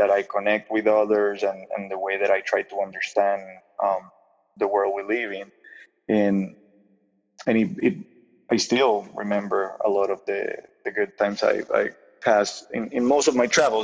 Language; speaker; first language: English; non-native, fluent; Spanish